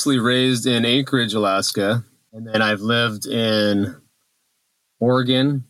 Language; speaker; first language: English; native; English